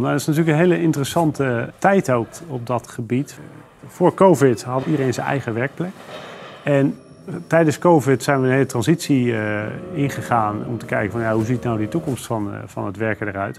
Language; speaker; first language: Dutch; native; Dutch